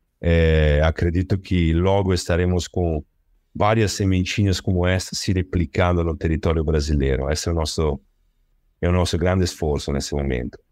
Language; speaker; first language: Portuguese; non-native, fluent; Italian